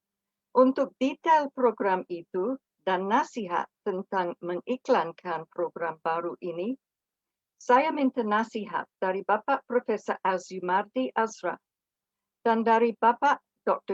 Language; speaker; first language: Indonesian; non-native, fluent; English